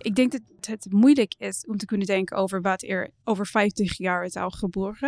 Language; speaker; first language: Dutch; non-native, fluent; English